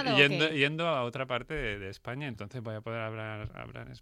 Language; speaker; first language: Spanish; non-native, fluent; French